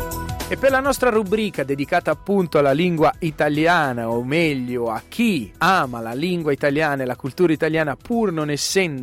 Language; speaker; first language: Italian; native; Italian